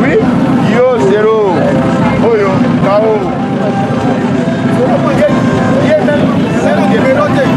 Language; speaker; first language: French; non-native, local second language; Lingala